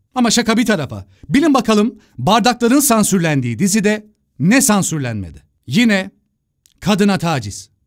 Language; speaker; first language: Turkish; native; Turkish